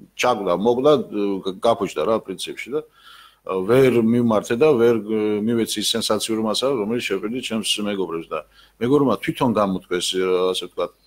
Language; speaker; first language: Georgian; non-native, local second language; Mingrelian